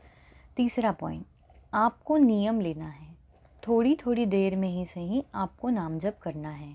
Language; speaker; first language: Hindi; native; Hindi